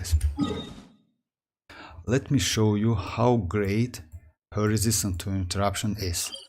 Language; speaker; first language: English; non-native, fluent; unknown